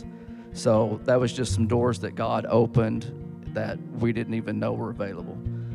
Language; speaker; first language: English; native; English